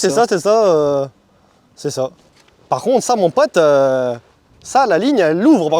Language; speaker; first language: French; native; French